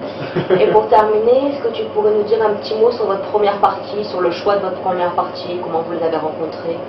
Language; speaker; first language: French; native; French